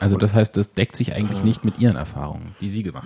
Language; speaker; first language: German; native; German